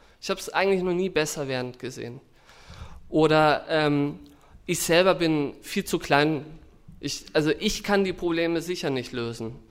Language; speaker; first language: German; native; German